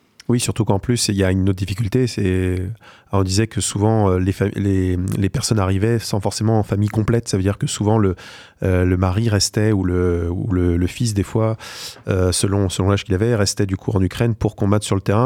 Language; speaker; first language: French; native; French